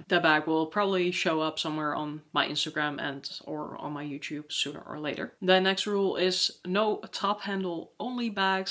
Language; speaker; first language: English; non-native, fluent; Dutch